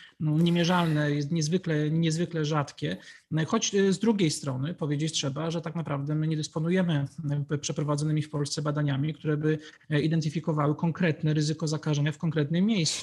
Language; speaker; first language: Polish; native; Polish